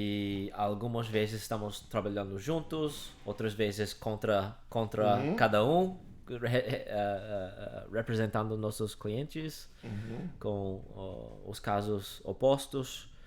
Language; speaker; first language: Portuguese; non-native, fluent; English